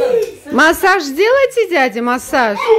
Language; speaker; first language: Russian; native; Russian